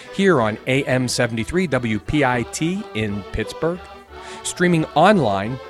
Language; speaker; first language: English; native; English